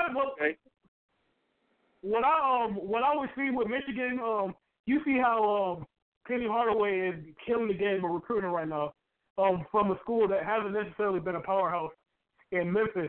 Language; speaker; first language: English; native; English